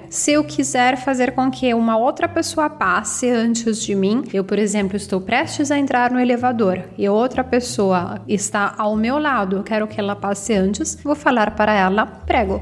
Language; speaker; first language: Portuguese; non-native, fluent; Italian